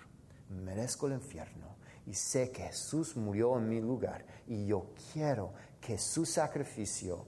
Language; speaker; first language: Spanish; non-native, fluent; English